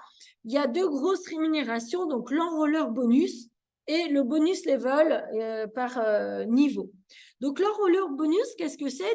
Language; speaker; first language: French; native; French